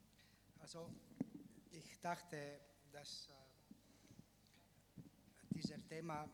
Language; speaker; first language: German; non-native, fluent; Italian